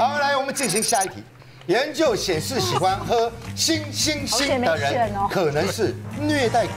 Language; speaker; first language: Chinese; native; Chinese